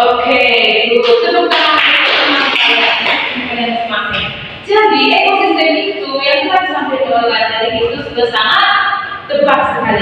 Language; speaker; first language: Indonesian; native; Indonesian